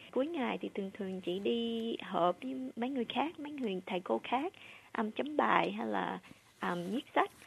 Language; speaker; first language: Vietnamese; early bilingual, heritage; Vietnamese